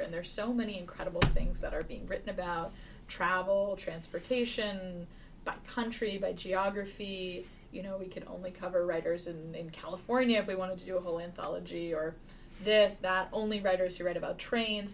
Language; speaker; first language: English; native; English